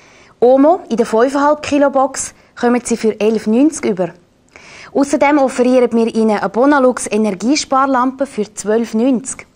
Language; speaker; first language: German; native; German